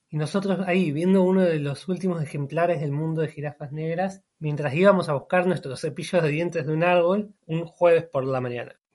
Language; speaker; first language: Spanish; native; Spanish